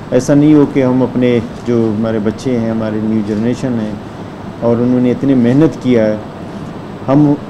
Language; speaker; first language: Urdu; non-native, local second language; Baluchi